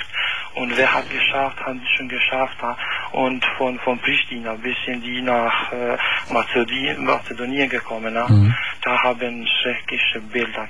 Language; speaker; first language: German; non-native, learner; Albanian